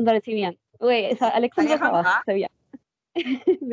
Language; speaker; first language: French; non-native, learner; Spanish